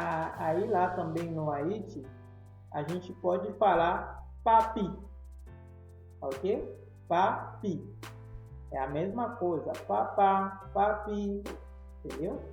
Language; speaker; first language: Portuguese; non-native, fluent; Haitian Creole